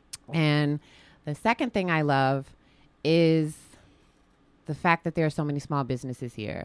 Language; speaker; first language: English; native; English